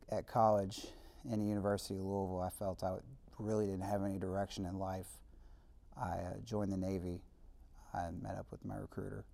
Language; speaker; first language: English; native; English